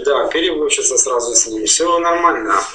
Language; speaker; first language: Russian; native; Russian